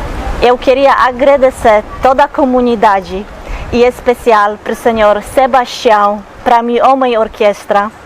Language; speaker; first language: Portuguese; non-native, learner; Polish